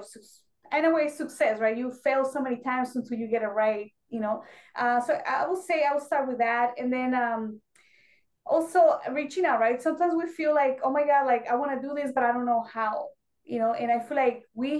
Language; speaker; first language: English; non-native, fluent; Spanish